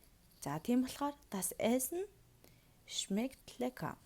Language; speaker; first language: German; non-native, fluent; Mongolian